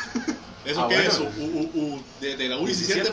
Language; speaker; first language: Spanish; native; Spanish